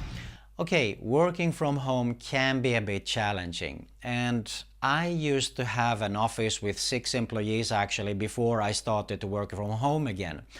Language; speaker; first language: English; non-native, fluent; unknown